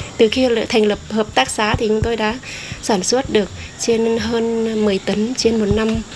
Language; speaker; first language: Vietnamese; non-native, local second language; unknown